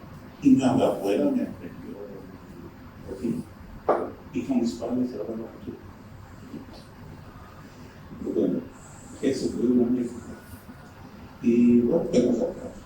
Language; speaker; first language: Spanish; non-native, fluent; Turkish